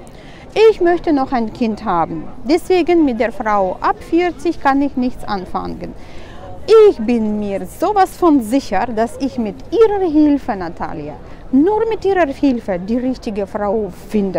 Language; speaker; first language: German; non-native, fluent; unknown